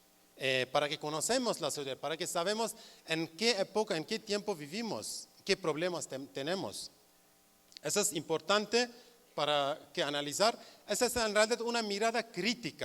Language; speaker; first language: Spanish; non-native, learner; Kurdish